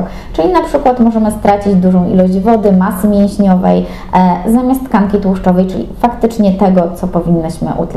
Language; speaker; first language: Polish; native; Polish